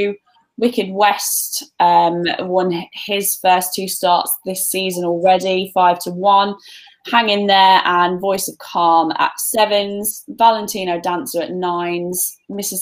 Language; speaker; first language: English; native; English